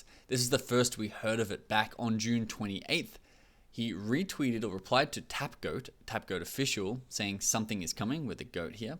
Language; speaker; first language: English; native; English